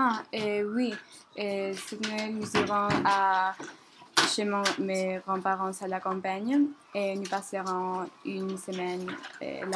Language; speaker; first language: French; non-native, learner; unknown